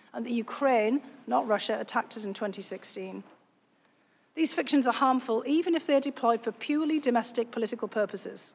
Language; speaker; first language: English; native; English